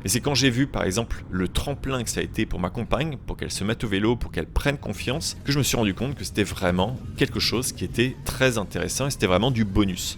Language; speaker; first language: French; native; French